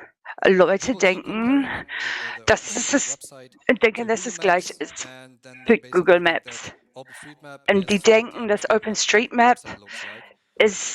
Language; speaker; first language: German; non-native, learner; English